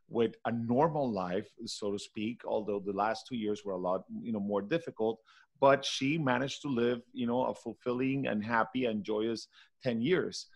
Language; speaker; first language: English; non-native, fluent; Spanish